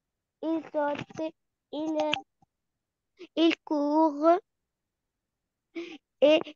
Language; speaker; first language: French; non-native, learner; Arabic